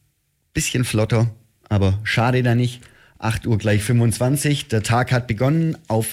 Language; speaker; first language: German; native; German